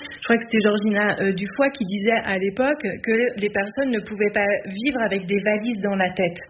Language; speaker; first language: French; native; French